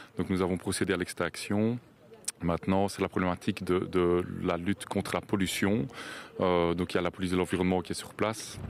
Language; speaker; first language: French; native; French